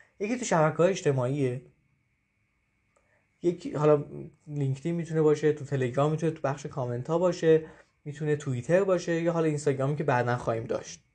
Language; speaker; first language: Persian; native; Persian